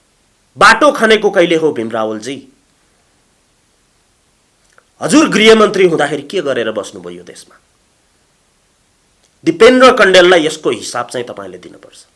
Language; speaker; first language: Nepali; native; Nepali